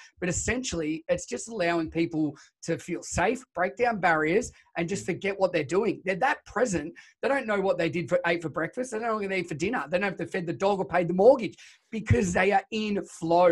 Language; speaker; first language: English; native; English